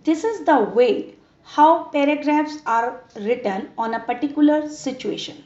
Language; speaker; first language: English; non-native, local second language; Punjabi